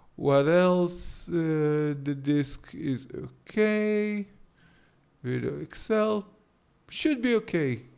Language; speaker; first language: English; non-native, fluent; Hebrew